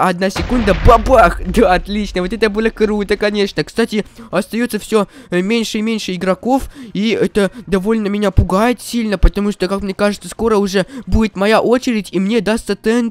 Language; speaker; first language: Russian; native; Russian